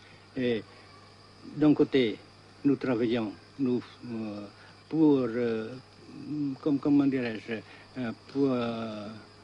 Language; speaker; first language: French; non-native, local second language; Vietnamese